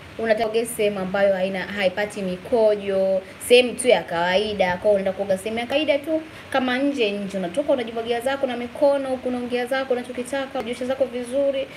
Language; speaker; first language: Swahili; native; Swahili